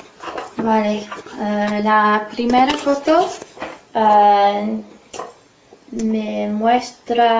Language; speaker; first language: Spanish; non-native, learner; English